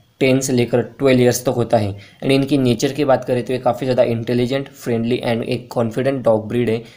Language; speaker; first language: Hindi; native; Hindi